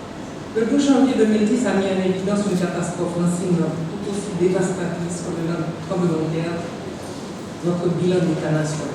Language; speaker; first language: French; non-native, local second language; Haitian Creole